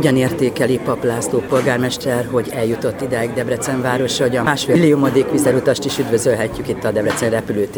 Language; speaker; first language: Hungarian; native; Hungarian